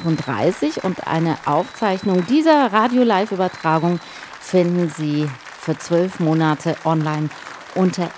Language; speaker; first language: German; native; German